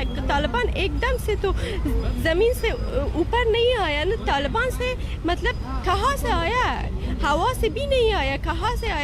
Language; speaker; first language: Hindi; non-native, learner; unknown